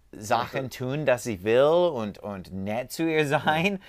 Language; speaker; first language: German; non-native, learner; English